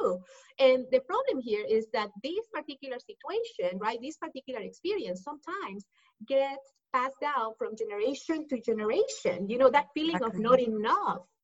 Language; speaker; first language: English; non-native, fluent; Spanish